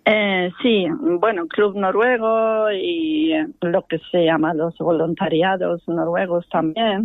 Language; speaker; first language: Spanish; non-native, fluent; Norwegian